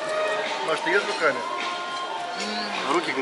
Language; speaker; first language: Russian; native; Russian